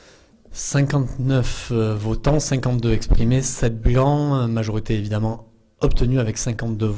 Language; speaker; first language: French; native; French